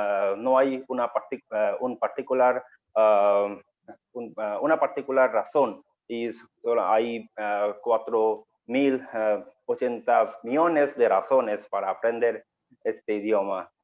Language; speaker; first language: Spanish; non-native, learner; Bangla